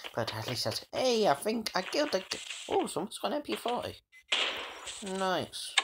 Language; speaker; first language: English; native; English